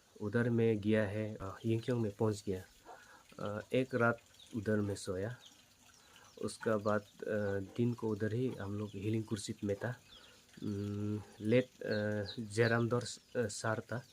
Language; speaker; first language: Hindi; non-native, local second language; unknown